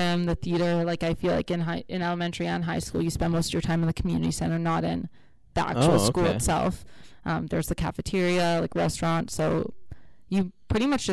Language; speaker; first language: English; non-native, fluent; Hebrew